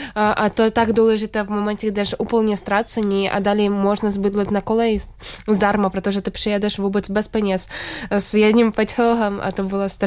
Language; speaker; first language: Czech; non-native, fluent; Ukrainian